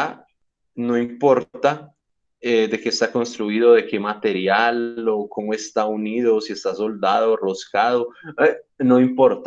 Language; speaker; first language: Spanish; native; Spanish